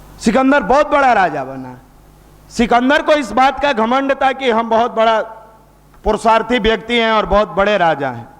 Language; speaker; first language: Hindi; native; Hindi